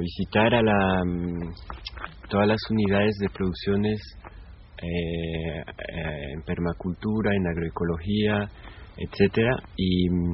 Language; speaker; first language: Spanish; non-native, fluent; French